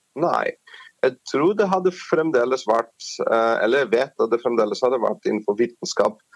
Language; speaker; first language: Norwegian; non-native, fluent; Greek